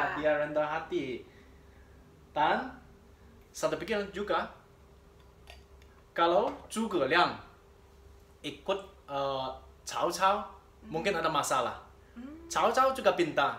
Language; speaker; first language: Indonesian; non-native, learner; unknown